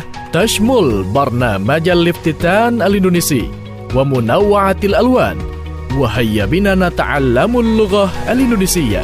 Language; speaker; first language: Arabic; non-native, fluent; Indonesian